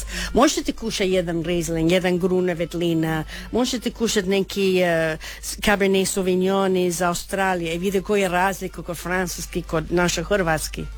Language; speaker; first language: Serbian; non-native, learner; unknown